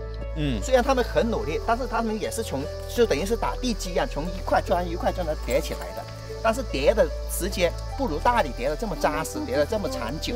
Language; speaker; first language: Chinese; native; Chinese